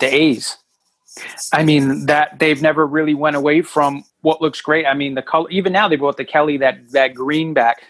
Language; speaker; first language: English; native; English